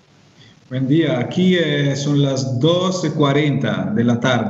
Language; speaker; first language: Spanish; non-native, fluent; Italian